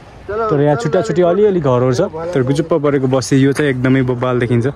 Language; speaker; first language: Nepali; native; Nepali